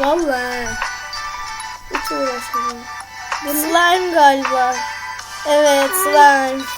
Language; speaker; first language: Turkish; native; Turkish